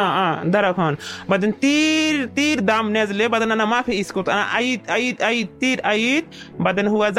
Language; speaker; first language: Arabic; non-native, learner; Bangla